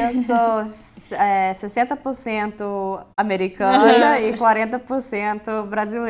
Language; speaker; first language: Portuguese; early bilingual, heritage; Portuguese